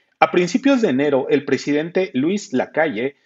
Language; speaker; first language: Spanish; native; Spanish